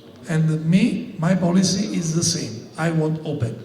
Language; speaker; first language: English; non-native, learner; Italian